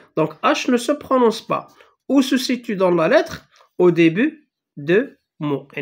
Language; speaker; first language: French; non-native, local second language; Arabic